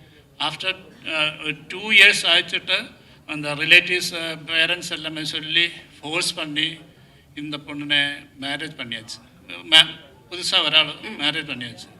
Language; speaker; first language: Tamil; non-native, learner; Malayalam